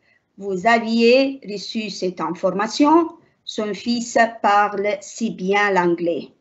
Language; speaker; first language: French; non-native, learner; Arabic